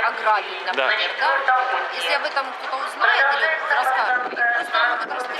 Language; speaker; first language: Russian; native; Russian